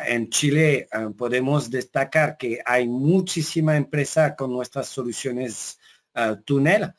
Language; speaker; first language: Spanish; non-native, fluent; French